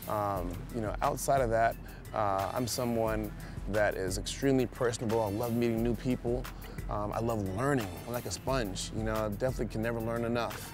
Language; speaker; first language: English; native; English